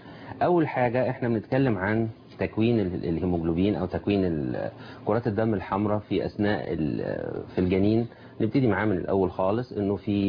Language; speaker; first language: Arabic; native; Arabic